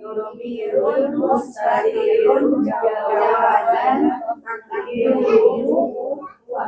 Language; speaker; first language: Arabic; non-native, learner; Indonesian